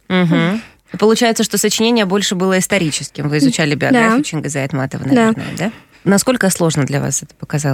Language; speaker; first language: Russian; native; Russian